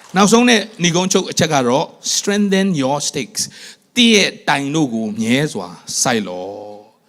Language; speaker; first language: Burmese; non-native, local second language; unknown